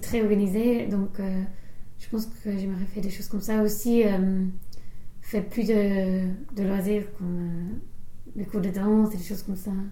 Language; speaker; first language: French; non-native, fluent; English